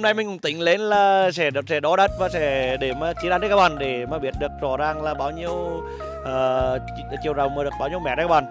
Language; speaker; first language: Vietnamese; native; Vietnamese